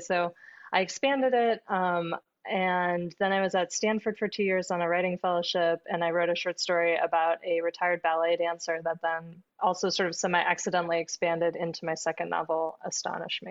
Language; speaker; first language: English; native; English